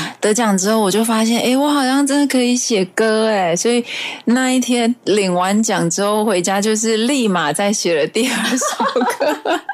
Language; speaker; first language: Chinese; non-native, local second language; Hakka Chinese